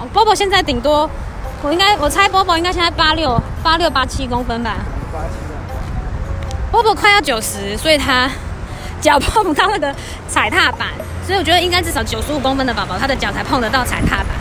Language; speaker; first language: Chinese; native; Chinese